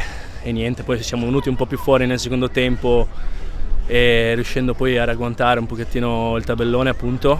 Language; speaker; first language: Italian; native; Italian